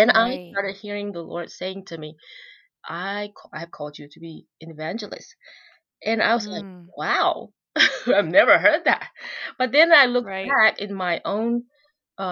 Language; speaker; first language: English; non-native, local second language; Chinese